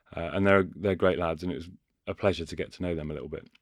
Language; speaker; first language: English; native; English